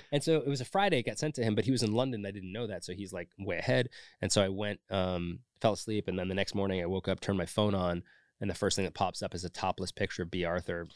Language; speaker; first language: English; native; English